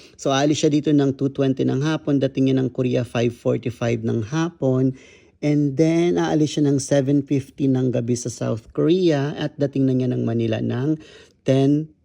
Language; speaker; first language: Filipino; non-native, local second language; Kinaray-a